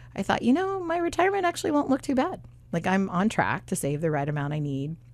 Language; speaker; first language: English; native; English